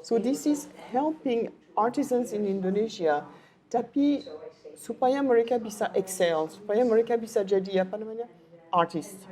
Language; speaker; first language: Indonesian; non-native, learner; French